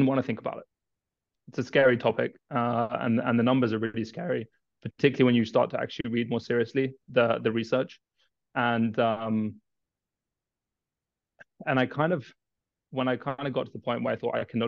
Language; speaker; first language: English; native; English